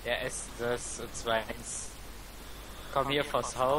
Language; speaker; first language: German; native; German